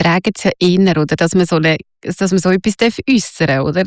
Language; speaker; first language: German; native; German